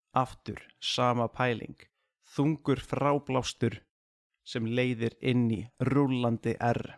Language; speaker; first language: Icelandic; native; Icelandic